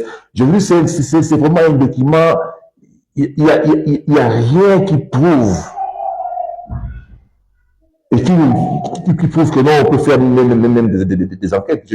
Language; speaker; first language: French; non-native, local second language; Lingala